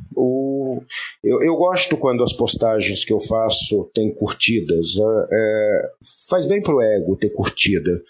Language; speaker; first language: Portuguese; early bilingual, other home language; French